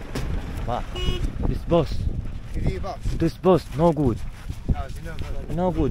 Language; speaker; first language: English; non-native, learner; Arabic